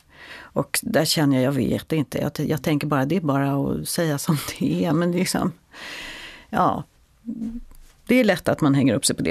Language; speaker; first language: Swedish; native; Swedish